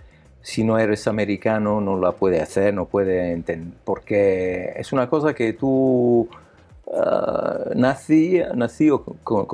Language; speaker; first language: Spanish; non-native, learner; Italian